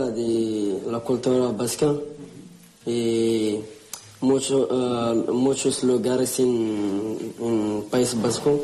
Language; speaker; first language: Spanish; non-native, learner; Arabic